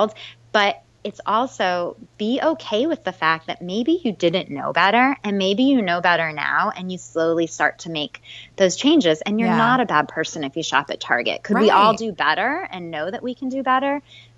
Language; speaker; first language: English; native; English